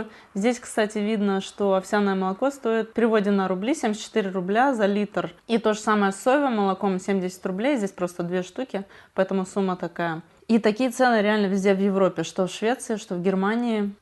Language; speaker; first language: Russian; native; Russian